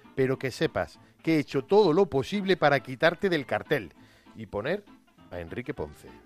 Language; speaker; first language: Spanish; native; Spanish